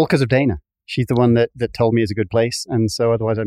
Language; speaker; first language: English; native; English